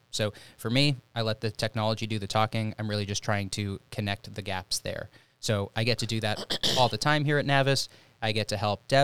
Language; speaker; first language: English; native; English